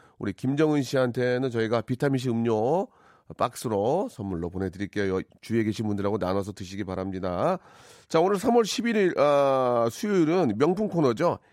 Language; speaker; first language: Korean; native; Korean